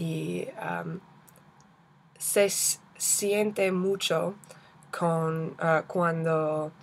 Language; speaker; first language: Spanish; non-native, learner; English